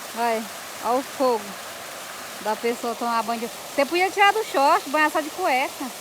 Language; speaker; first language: Portuguese; native; Portuguese